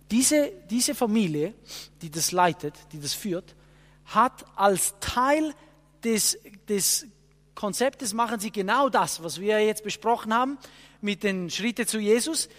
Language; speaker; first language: German; non-native, fluent; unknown